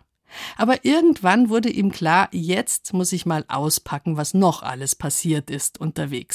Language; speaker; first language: German; native; German